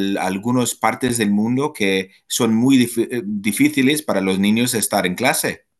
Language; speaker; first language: Spanish; non-native, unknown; English